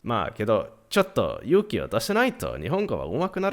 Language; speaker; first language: Japanese; non-native, learner; Estonian